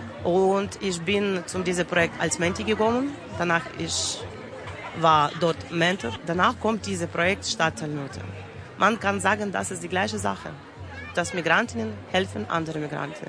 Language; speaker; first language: German; non-native, learner; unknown